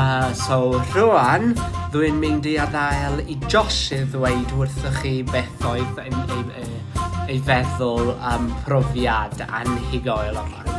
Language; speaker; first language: Welsh; non-native, learner; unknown